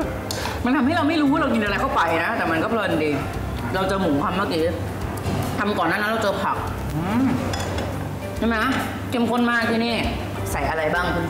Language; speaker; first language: Thai; native; Thai